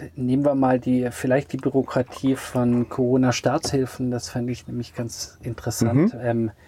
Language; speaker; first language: German; native; German